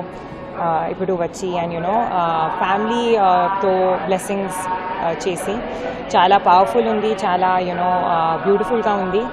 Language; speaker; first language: Telugu; non-native, fluent; Hindi